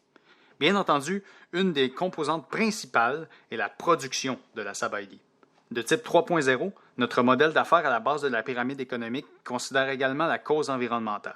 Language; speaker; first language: French; native; French